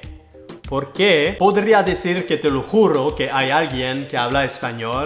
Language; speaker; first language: Spanish; non-native, learner; French